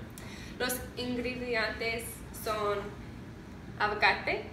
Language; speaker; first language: Spanish; non-native, learner; English